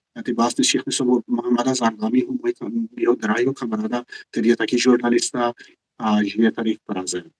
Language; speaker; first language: Czech; non-native, fluent; Persian